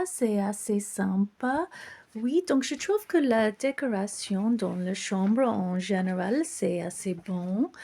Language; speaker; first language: French; non-native, fluent; English